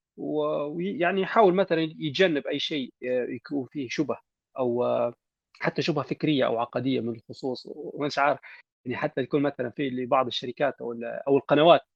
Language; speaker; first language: Arabic; native; Arabic